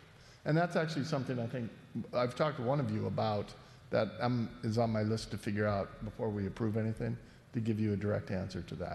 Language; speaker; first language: English; native; English